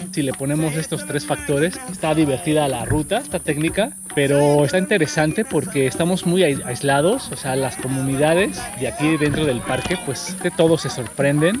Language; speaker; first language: Spanish; native; Spanish